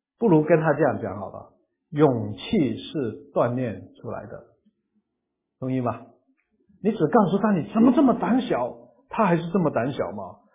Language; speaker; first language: Chinese; non-native, local second language; Cantonese